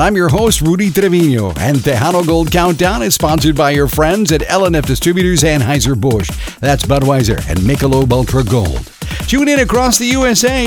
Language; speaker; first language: English; early bilingual, other home language; Spanish